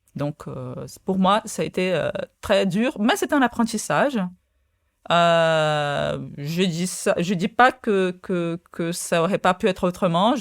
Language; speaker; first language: French; non-native, fluent; Portuguese